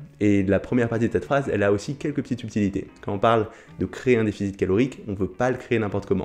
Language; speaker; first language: French; native; French